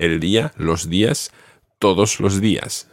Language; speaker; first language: Spanish; non-native, fluent; English